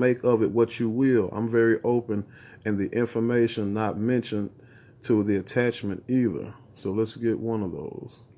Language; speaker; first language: English; native; English